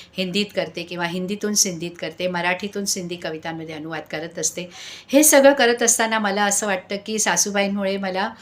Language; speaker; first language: Marathi; non-native, local second language; Sindhi